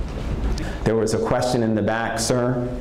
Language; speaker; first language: English; native; English